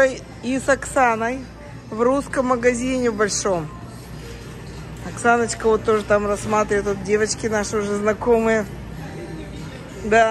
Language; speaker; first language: Russian; native; Russian